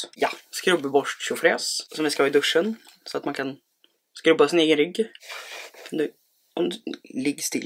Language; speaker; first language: Swedish; native; Swedish